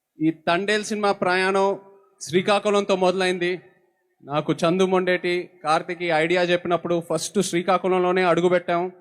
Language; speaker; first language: Telugu; native; Telugu